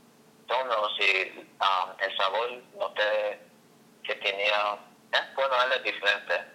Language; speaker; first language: Spanish; non-native, learner; English